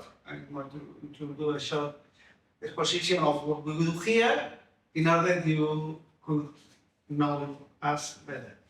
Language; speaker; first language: English; non-native, fluent; Spanish